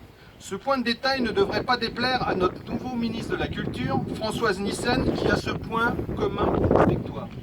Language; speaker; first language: French; native; French